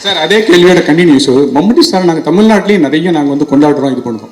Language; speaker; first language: Tamil; native; Tamil